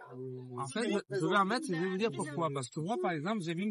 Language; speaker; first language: French; native; French